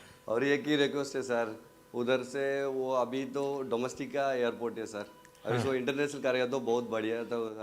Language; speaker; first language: Hindi; non-native, local second language; Tamil